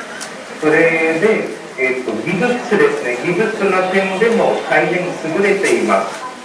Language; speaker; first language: Japanese; non-native, fluent; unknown